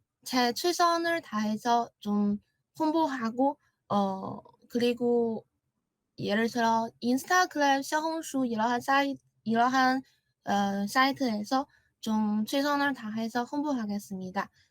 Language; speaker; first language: Korean; non-native, learner; Chinese